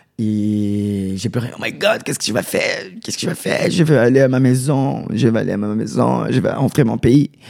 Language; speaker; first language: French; non-native, learner; Portuguese